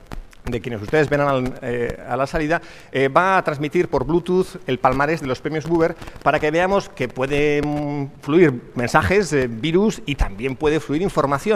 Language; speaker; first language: Spanish; native; Spanish